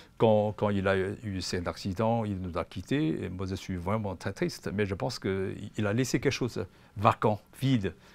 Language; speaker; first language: French; non-native, fluent; Chinese